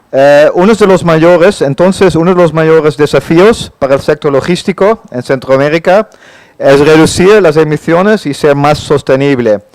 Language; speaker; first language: Spanish; non-native, fluent; Dutch